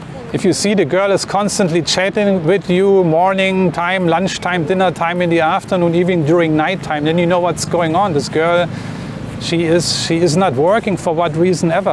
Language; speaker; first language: English; non-native, fluent; German